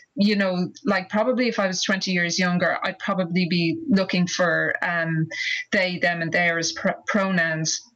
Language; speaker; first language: English; native; English